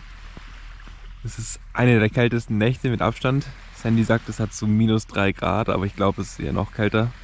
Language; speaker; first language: German; native; German